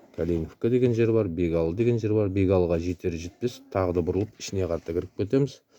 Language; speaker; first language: Kazakh; native; Kazakh